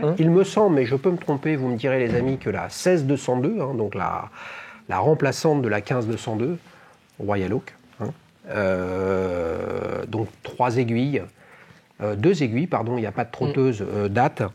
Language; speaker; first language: French; native; French